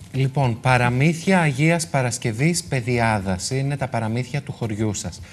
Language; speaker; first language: Greek; native; Greek